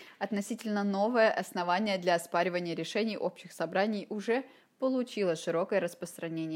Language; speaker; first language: Russian; native; Russian